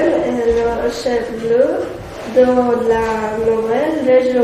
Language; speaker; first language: French; non-native, learner; Russian